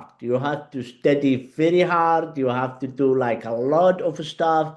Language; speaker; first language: English; non-native, learner; Arabic